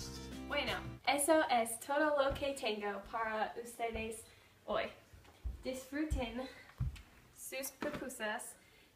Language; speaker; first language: Spanish; non-native, learner; English